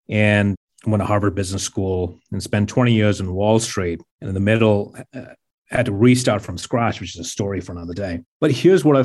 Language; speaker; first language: English; non-native, local second language; Hindi